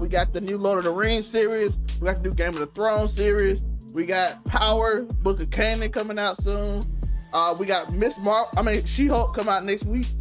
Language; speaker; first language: English; native; English